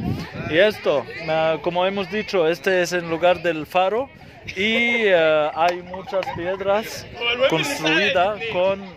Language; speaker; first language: Spanish; non-native, fluent; Arabic